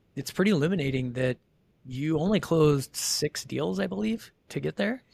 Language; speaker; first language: English; native; English